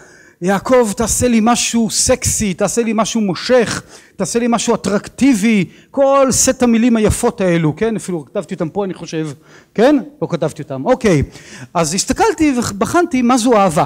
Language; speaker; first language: Hebrew; native; Hebrew